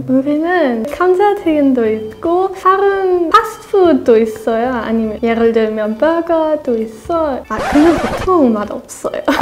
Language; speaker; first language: Korean; non-native, learner; German